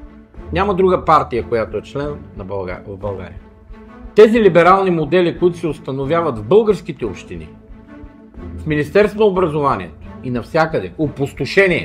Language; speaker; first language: Bulgarian; native; Bulgarian